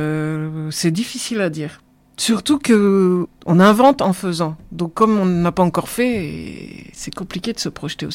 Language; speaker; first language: French; native; French